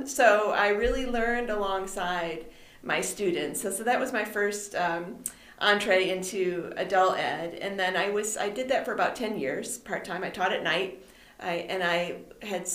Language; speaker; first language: English; native; English